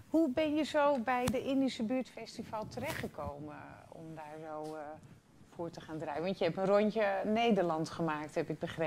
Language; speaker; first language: Dutch; native; Dutch